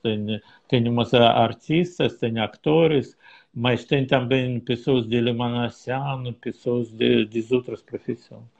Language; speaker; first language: Portuguese; non-native, learner; Russian